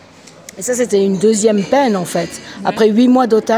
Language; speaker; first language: French; native; French